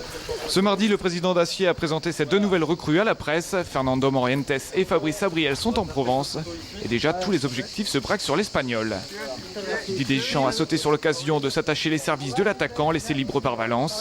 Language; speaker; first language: French; native; French